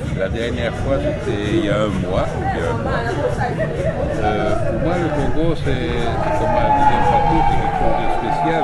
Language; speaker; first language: French; non-native, fluent; Greek